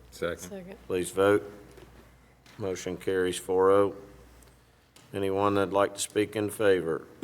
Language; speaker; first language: English; native; English